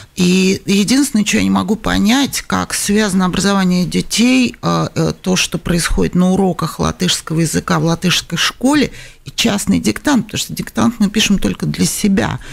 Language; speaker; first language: Russian; native; Russian